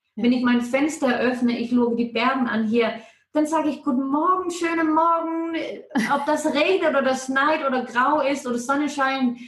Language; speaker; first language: German; non-native, fluent; Danish